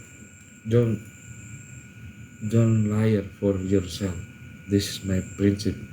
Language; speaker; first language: English; non-native, learner; Indonesian